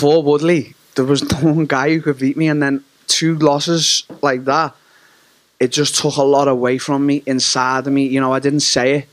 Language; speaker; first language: English; native; English